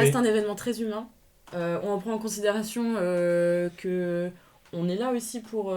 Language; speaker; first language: French; native; French